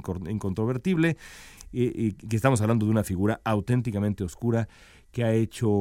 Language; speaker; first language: Spanish; native; Spanish